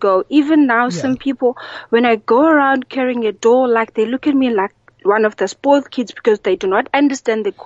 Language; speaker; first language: English; non-native, local second language; Xhosa